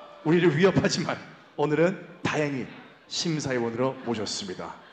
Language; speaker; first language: Korean; native; Korean